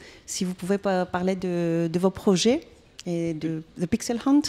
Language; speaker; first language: French; non-native, fluent; Greek